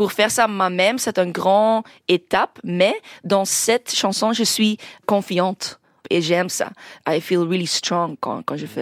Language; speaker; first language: French; non-native, local second language; Dutch